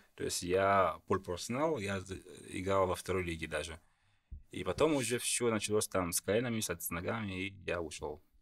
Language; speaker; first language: Russian; non-native, fluent; French